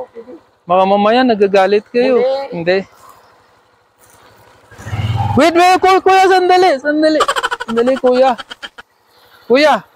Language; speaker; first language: Filipino; non-native, learner; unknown